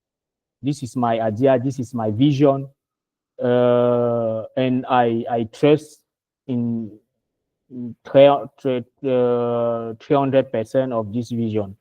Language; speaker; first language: English; non-native, learner; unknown